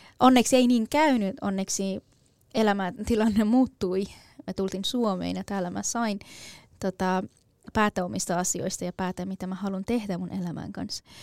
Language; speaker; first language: Finnish; non-native, fluent; Persian